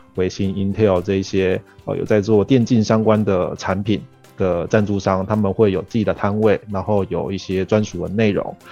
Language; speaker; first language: Chinese; early bilingual, heritage; Chinese